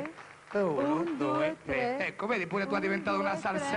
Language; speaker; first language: Italian; non-native, fluent; Spanish